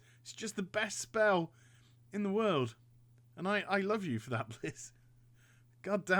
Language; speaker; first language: English; native; English